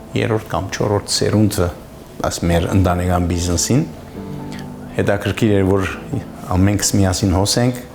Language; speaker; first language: Armenian; early bilingual, heritage; Armenian